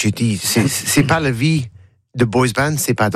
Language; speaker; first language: French; non-native, learner; English